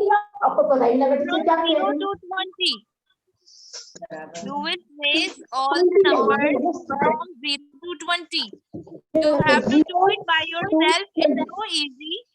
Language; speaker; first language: English; non-native, fluent; Urdu